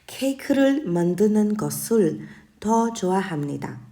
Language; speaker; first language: Korean; non-native, fluent; Portuguese